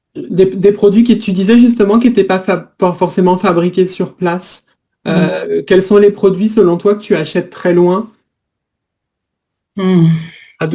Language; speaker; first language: French; native; French